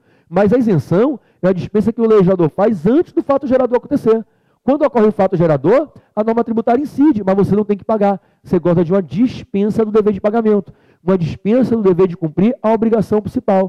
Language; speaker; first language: Portuguese; native; Portuguese